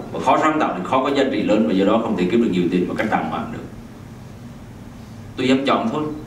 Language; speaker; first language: Vietnamese; native; Vietnamese